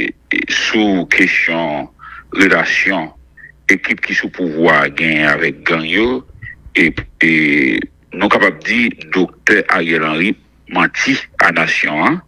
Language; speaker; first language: French; non-native, local second language; Haitian Creole